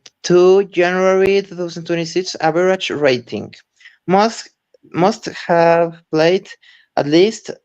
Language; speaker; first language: English; non-native, learner; Spanish